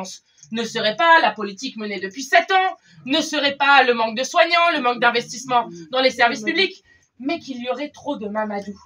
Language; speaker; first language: French; native; French